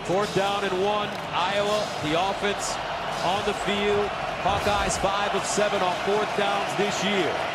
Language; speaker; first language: English; native; English